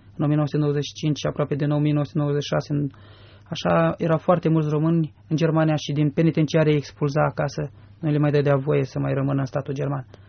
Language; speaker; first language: Romanian; native; Romanian